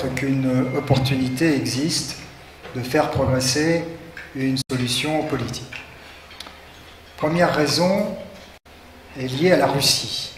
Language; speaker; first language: French; native; French